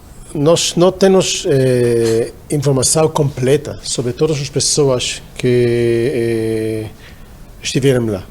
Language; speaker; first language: Portuguese; non-native, fluent; Hebrew